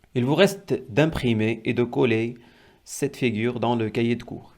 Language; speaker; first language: French; non-native, local second language; Arabic